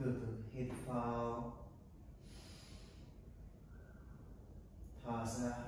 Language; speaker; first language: Vietnamese; non-native, learner; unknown